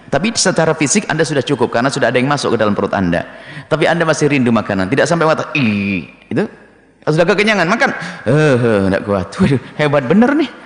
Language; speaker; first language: Indonesian; non-native, local second language; Javanese